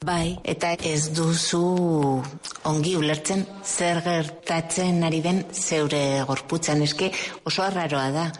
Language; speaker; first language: Basque; non-native, local second language; Spanish